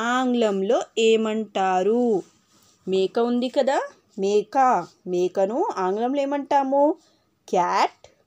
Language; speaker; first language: Telugu; non-native, local second language; Urdu